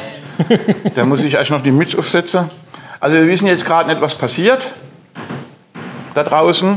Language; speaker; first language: German; native; German